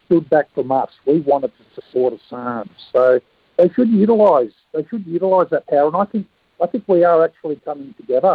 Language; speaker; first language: English; native; English